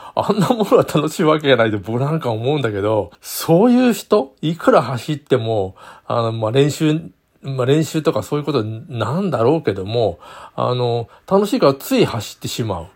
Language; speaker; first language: Japanese; native; Japanese